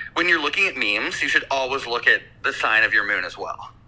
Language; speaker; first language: English; native; English